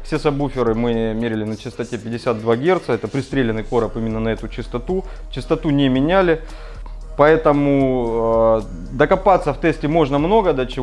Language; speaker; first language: Russian; native; Russian